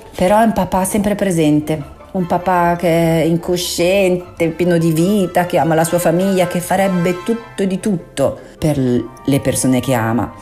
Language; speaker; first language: Italian; non-native, local second language; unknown